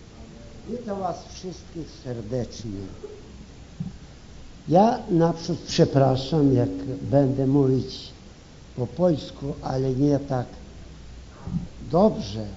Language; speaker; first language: Polish; early bilingual, heritage; Ukrainian